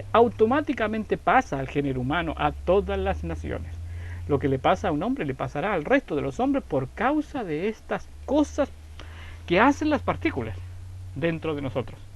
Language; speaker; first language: Spanish; native; Spanish